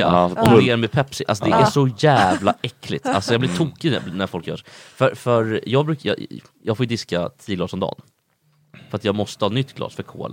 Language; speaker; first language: Swedish; native; Swedish